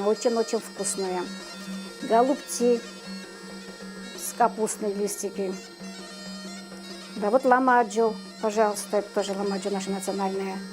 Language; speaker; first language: Russian; non-native, fluent; Armenian